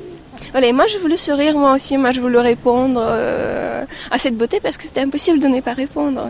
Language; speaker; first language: French; non-native, fluent; Russian